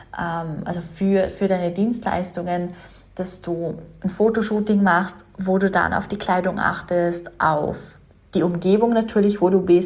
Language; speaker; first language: German; native; German